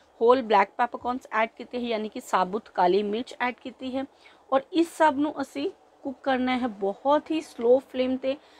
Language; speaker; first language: Hindi; non-native, local second language; Punjabi